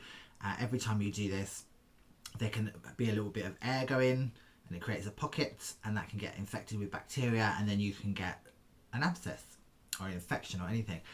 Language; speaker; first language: English; native; English